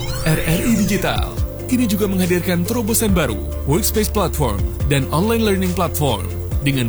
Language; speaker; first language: Indonesian; native; Indonesian